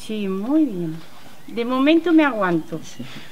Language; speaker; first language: Spanish; non-native, fluent; Romanian